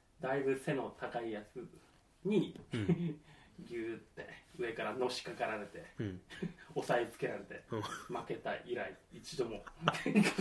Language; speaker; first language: Japanese; native; Japanese